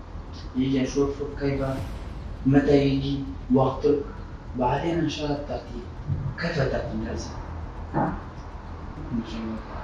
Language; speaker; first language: Arabic; non-native, learner; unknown